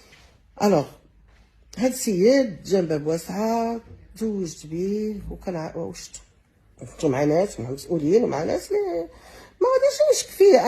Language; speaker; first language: Arabic; native; Arabic